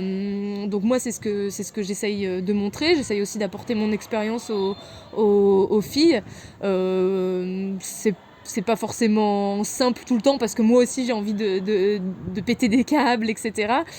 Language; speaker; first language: French; native; French